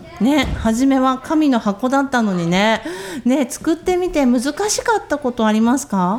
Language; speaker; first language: Japanese; native; Japanese